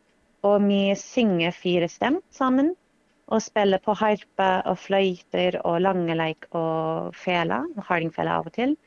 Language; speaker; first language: Norwegian; non-native, fluent; English